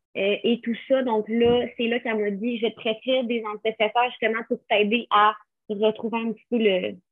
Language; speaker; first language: French; native; French